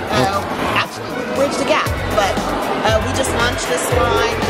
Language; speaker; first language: English; native; English